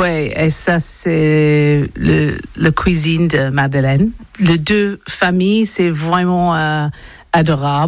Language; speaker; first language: French; non-native, learner; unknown